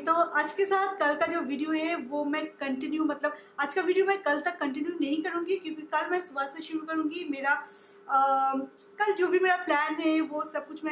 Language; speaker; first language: Hindi; non-native, local second language; Bangla